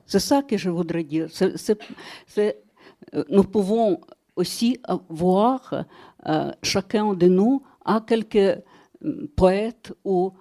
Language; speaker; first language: French; non-native, fluent; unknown